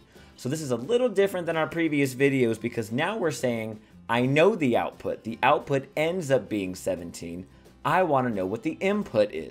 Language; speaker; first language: English; native; English